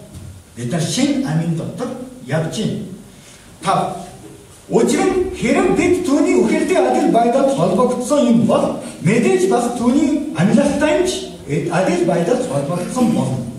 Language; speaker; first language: Mongolian; non-native, fluent; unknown